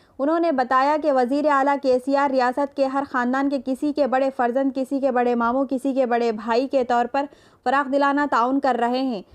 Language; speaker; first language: Urdu; native; Urdu